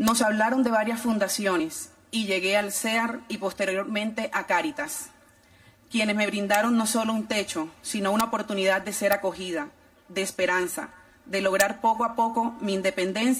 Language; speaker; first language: Spanish; native; Spanish